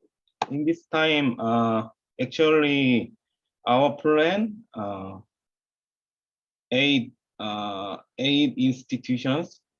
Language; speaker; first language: English; non-native, learner; Korean